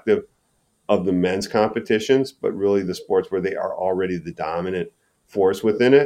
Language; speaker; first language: English; native; English